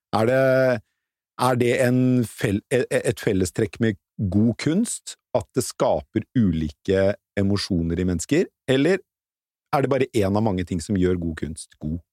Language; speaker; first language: Norwegian; native; Norwegian